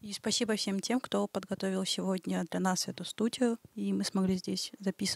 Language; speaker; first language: Russian; native; Russian